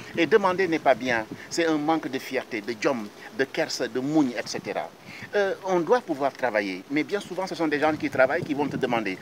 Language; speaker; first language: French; non-native, local second language; Wolof